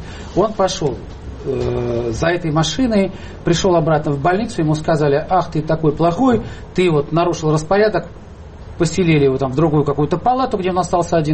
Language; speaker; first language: Russian; native; Russian